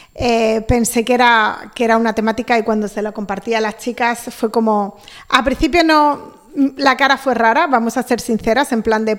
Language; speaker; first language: Spanish; native; Spanish